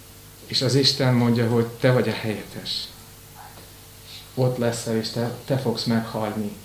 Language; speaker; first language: Hungarian; non-native, fluent; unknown